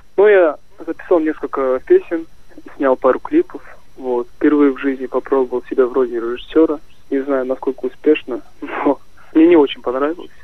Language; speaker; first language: Russian; non-native, local second language; Kazakh